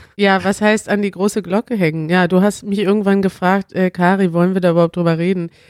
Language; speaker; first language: German; native; German